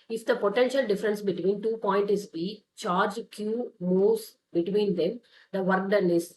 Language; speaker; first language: English; non-native, local second language; Tamil